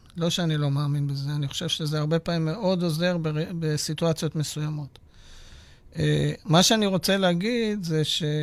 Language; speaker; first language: Hebrew; native; Hebrew